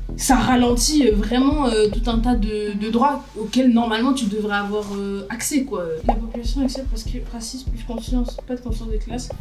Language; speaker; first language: French; native; French